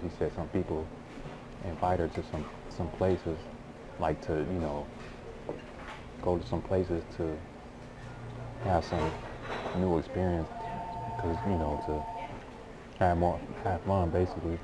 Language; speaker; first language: English; native; English